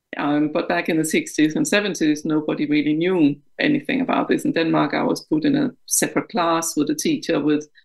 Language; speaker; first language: English; non-native, fluent; Danish